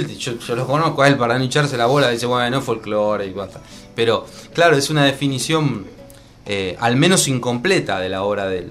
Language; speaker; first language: Spanish; native; Spanish